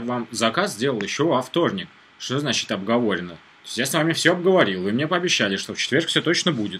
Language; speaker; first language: Russian; native; Russian